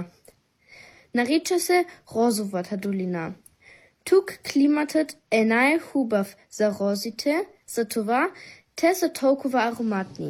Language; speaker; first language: Bulgarian; early bilingual, heritage; Bulgarian